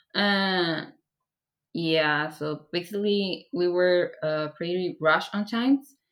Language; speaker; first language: English; non-native, fluent; Persian